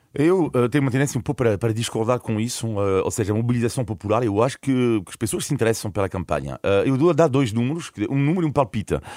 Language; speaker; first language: Portuguese; non-native, fluent; French